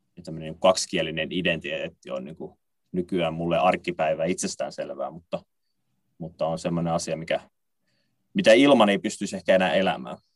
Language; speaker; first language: Finnish; native; Finnish